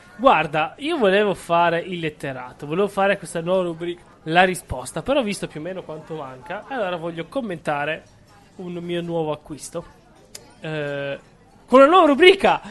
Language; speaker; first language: Italian; native; Italian